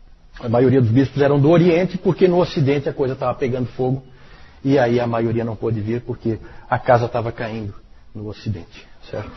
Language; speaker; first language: Portuguese; native; Portuguese